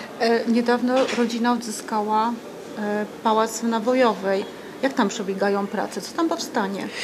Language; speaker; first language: Polish; native; Polish